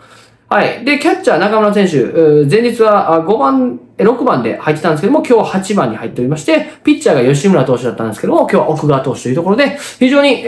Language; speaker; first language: Japanese; native; Japanese